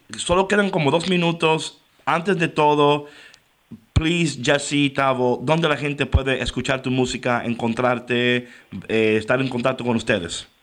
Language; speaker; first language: Spanish; native; Spanish